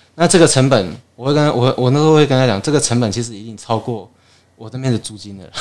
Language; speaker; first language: Chinese; native; Chinese